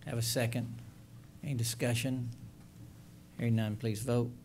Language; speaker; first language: English; native; English